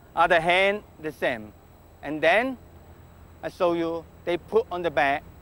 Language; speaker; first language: English; non-native, local second language; Cantonese